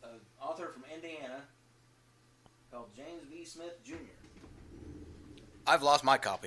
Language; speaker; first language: English; native; English